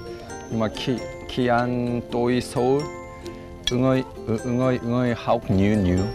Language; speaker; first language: Vietnamese; non-native, learner; Korean